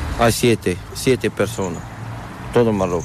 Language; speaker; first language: Spanish; non-native, learner; Arabic